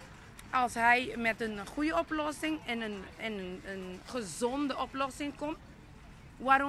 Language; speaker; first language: Dutch; non-native, local second language; Papiamento